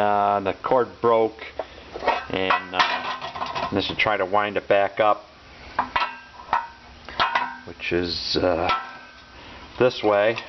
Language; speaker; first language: English; native; English